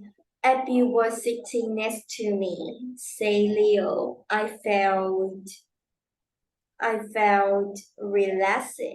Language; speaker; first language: English; non-native, learner; Vietnamese